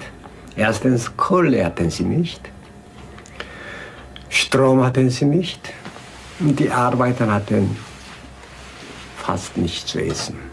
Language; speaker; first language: German; non-native, fluent; Korean